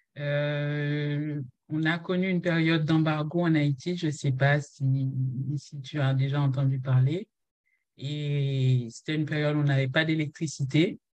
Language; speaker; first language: French; non-native, local second language; Haitian Creole